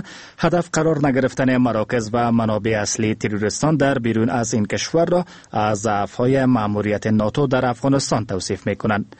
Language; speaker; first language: Persian; native; Persian